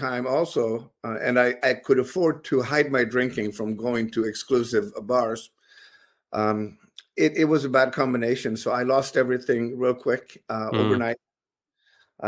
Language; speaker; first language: English; non-native, fluent; Swedish